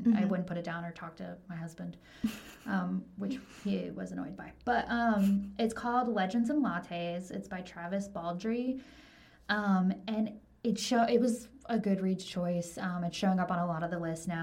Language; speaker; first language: English; native; English